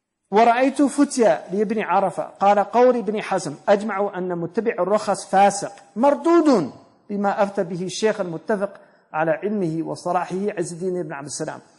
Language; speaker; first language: Arabic; non-native, fluent; English